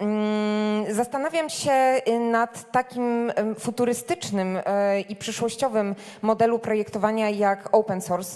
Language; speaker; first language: Polish; native; Polish